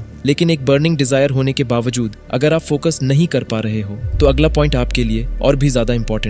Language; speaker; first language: Hindi; native; Hindi